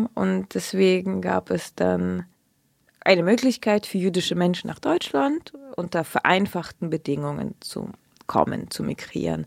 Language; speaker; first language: German; early bilingual, other home language; Russian